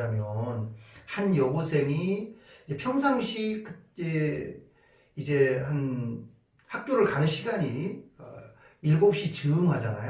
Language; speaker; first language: Korean; native; Korean